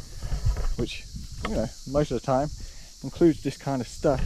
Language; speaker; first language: English; native; English